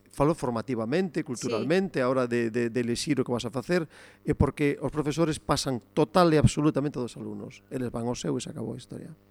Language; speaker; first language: Galician; non-native, local second language; Spanish